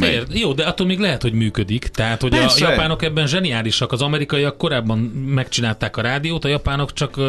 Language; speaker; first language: Hungarian; native; Hungarian